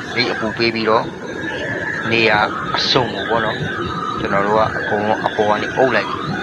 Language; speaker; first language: Burmese; native; Burmese